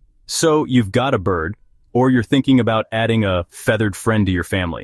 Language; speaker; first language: English; native; English